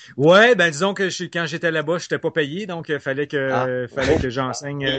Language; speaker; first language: French; native; French